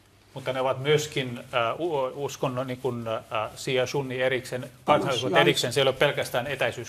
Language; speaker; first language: Finnish; native; Finnish